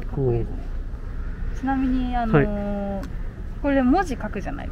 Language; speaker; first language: Japanese; native; Japanese